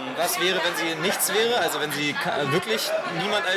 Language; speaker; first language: German; native; German